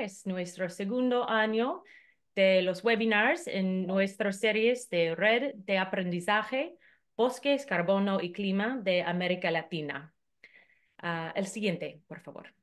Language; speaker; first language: Spanish; non-native, fluent; English